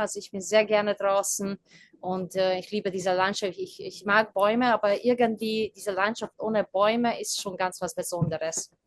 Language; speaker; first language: German; non-native, fluent; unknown